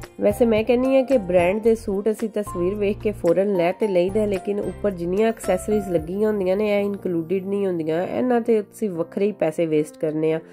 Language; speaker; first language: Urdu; non-native, local second language; Punjabi